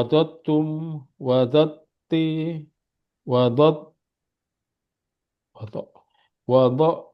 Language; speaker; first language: Arabic; non-native, learner; Indonesian